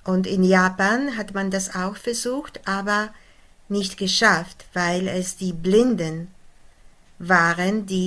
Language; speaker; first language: German; non-native, fluent; Polish